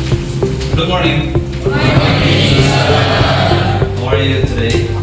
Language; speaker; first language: English; non-native, fluent; Indonesian